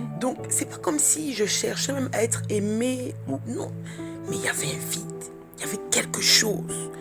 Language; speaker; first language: French; early bilingual, other home language; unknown